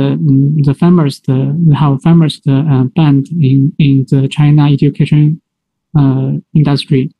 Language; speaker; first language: English; non-native, learner; Chinese